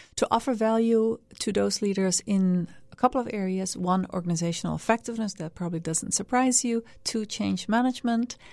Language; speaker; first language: English; non-native, fluent; Dutch